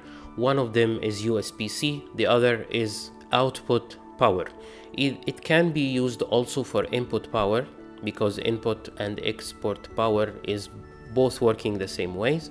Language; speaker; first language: English; non-native, fluent; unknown